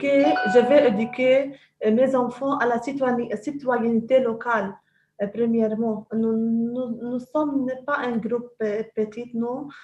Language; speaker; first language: French; non-native, local second language; Arabic